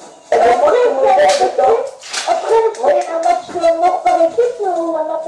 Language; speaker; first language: French; native; French